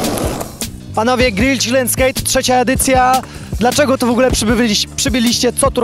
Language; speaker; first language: Polish; native; Polish